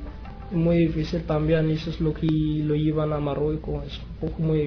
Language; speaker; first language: Spanish; non-native, learner; Arabic